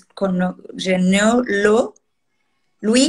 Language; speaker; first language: French; non-native, learner; Portuguese